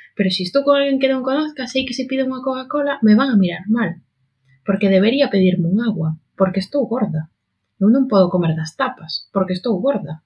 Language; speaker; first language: Galician; non-native, local second language; Spanish